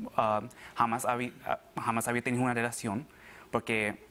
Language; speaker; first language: Spanish; early bilingual, other home language; Arabic